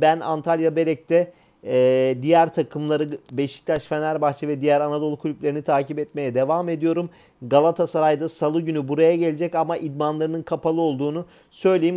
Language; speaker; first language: Turkish; native; Turkish